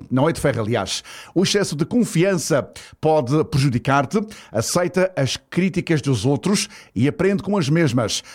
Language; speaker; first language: Portuguese; native; Portuguese